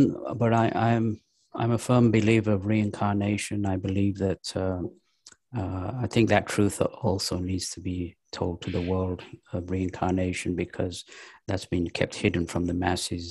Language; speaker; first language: English; native; English